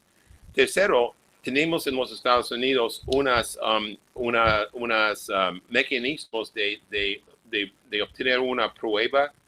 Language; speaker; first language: Spanish; non-native, fluent; English